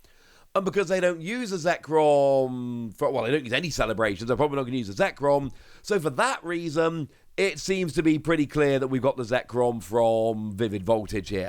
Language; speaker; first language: English; native; English